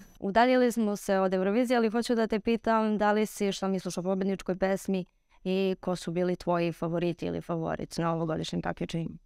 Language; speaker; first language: Serbian; native; Serbian